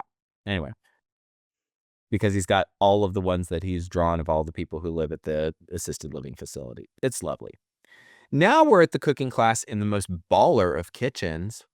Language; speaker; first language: English; native; English